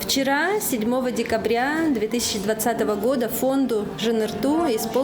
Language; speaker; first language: Russian; native; Russian